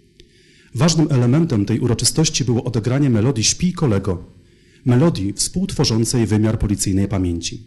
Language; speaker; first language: Polish; native; Polish